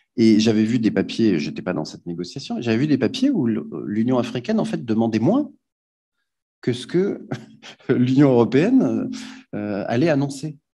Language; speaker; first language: French; native; French